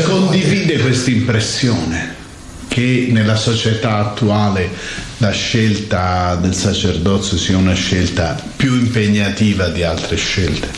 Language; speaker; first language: Italian; native; Italian